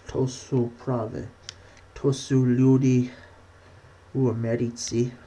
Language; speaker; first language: Polish; non-native, learner; English